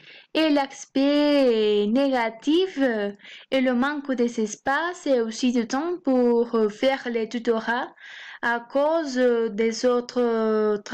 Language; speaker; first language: French; non-native, fluent; Spanish